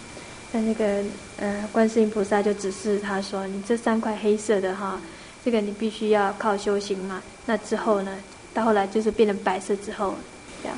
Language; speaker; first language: Chinese; native; Chinese